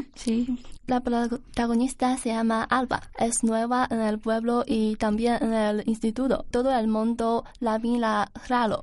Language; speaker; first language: Spanish; non-native, learner; Chinese